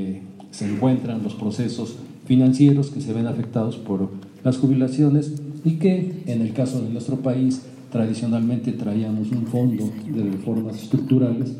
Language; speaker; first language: Spanish; native; Spanish